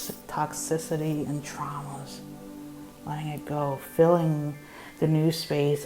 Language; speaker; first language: English; native; English